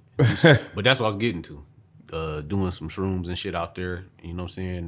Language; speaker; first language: English; native; English